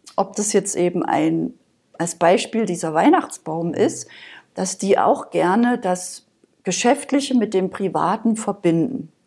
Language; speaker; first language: German; native; German